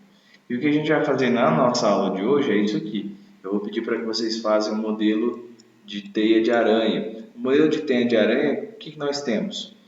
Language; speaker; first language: Portuguese; native; Portuguese